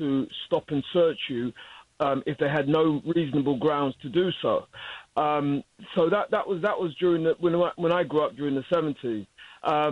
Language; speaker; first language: English; native; English